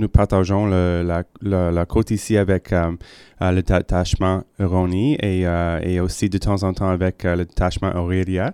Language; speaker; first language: French; non-native, local second language; English